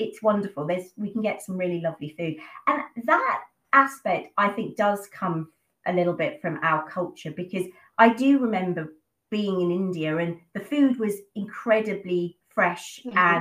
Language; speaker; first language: English; native; English